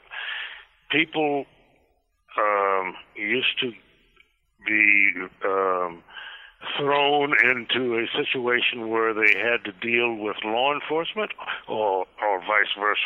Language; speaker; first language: English; native; English